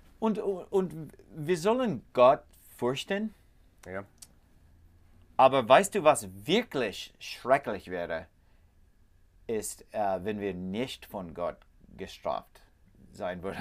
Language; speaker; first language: German; non-native, learner; English